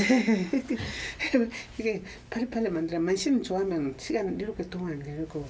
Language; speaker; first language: Korean; non-native, learner; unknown